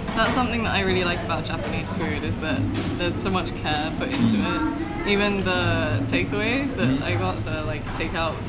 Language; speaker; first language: English; native; English